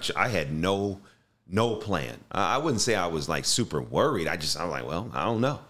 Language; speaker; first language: English; native; English